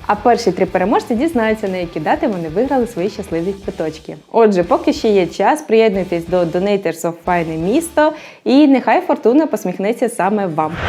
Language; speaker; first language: Ukrainian; native; Ukrainian